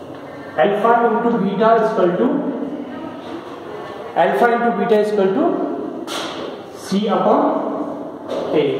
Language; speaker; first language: Hindi; native; Hindi